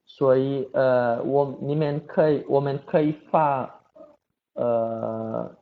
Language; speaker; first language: Chinese; non-native, learner; Portuguese